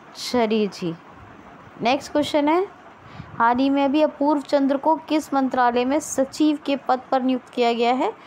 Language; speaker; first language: Hindi; native; Hindi